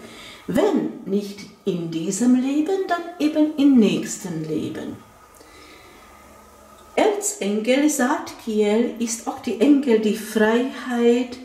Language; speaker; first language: German; non-native, fluent; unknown